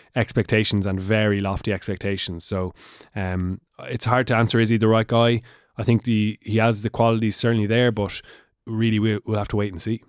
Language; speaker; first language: English; native; English